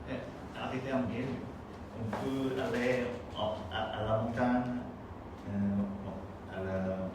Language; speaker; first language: French; non-native, learner; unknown